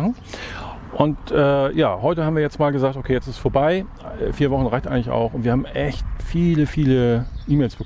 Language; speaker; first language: German; native; German